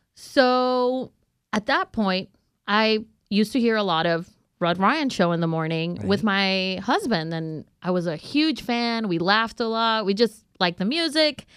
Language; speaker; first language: English; non-native, fluent; Spanish